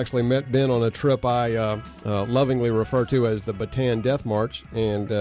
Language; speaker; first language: English; native; English